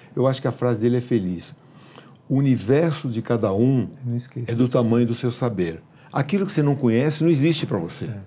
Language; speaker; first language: Portuguese; early bilingual, other home language; Hungarian